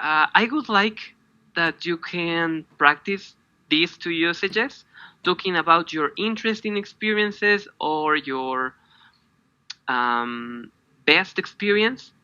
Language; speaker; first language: English; non-native, fluent; Spanish